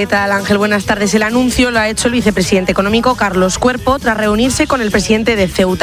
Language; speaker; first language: Spanish; native; Spanish